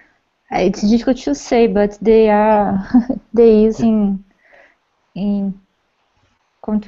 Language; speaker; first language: English; non-native, learner; Portuguese